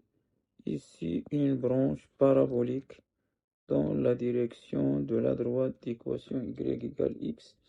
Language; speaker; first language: French; non-native, local second language; Arabic